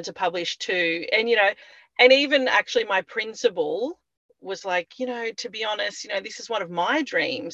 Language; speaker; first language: English; native; English